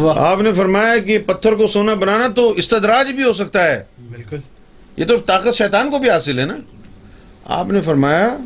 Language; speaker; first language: Urdu; native; Urdu